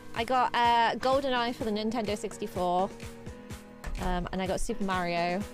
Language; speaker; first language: English; native; English